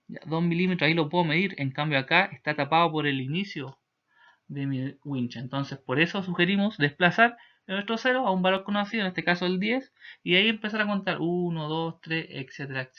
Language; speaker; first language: Spanish; native; Spanish